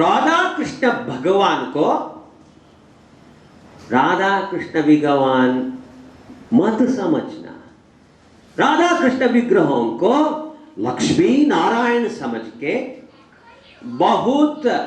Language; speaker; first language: Hindi; non-native, learner; English